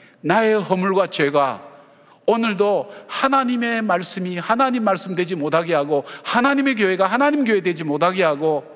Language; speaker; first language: Korean; native; Korean